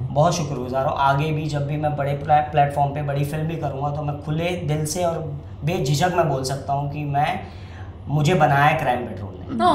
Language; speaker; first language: Hindi; native; Hindi